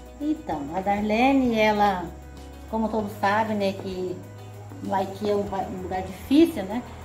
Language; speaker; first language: Portuguese; native; Portuguese